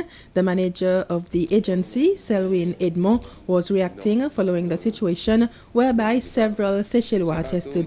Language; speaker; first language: English; non-native, local second language; Seselwa Creole French